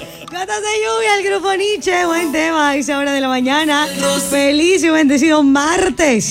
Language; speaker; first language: Spanish; native; Spanish